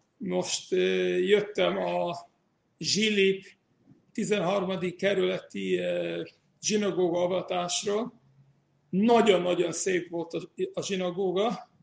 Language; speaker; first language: Hungarian; early bilingual, heritage; Hungarian